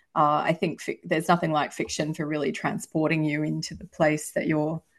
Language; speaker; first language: English; native; English